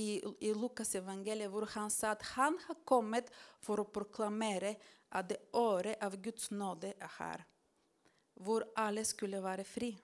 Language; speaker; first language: Norwegian; non-native, fluent; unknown